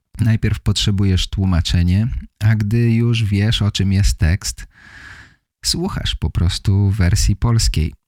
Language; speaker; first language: Polish; native; Polish